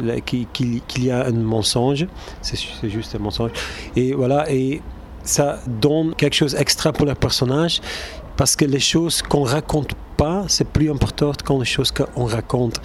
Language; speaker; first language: French; non-native, local second language; Turkish